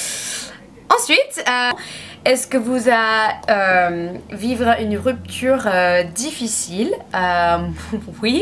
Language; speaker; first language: French; non-native, learner; English